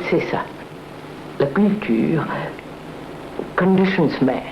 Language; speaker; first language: French; non-native, learner; Telugu